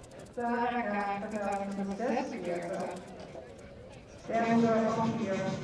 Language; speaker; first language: Dutch; native; Dutch